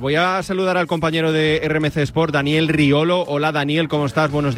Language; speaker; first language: Spanish; native; Spanish